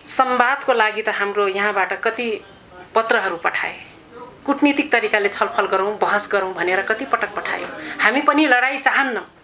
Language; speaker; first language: Nepali; non-native, local second language; Rana Tharu